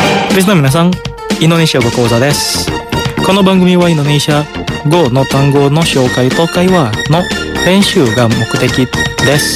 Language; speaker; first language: Japanese; non-native, fluent; Indonesian